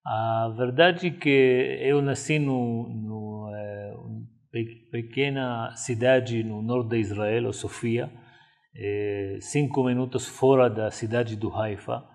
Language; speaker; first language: Portuguese; non-native, fluent; Arabic